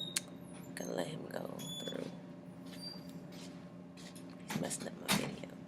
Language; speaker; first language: English; native; English